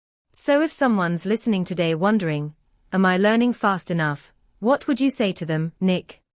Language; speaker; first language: English; native; English